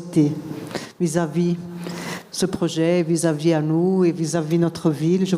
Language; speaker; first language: French; non-native, fluent; Portuguese